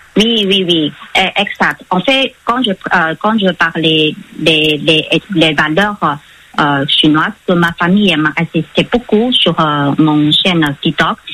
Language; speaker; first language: French; non-native, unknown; Chinese